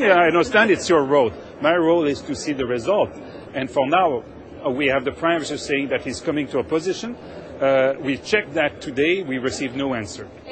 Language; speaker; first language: English; non-native, fluent; French